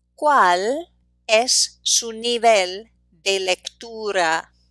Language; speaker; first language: Spanish; non-native, fluent; English